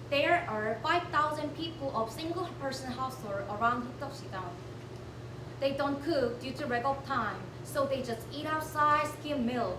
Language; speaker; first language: English; non-native, learner; Korean